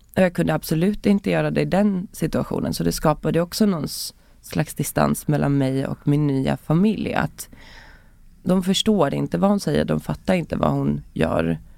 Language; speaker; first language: Swedish; early bilingual, other home language; Estonian